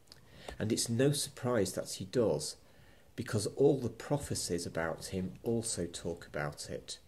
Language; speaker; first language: English; native; English